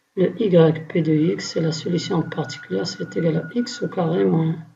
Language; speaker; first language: French; non-native, local second language; Arabic